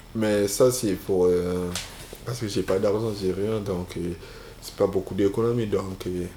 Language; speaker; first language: French; non-native, local second language; Bambara